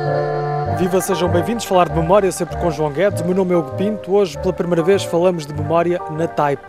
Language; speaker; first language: Portuguese; native; Portuguese